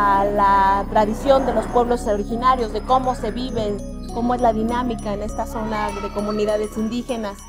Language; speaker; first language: Spanish; native; Spanish